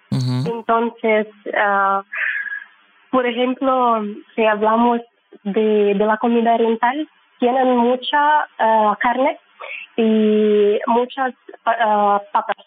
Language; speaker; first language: Spanish; non-native, learner; Russian